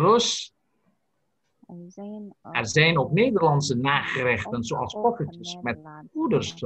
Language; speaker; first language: Dutch; non-native, learner; Indonesian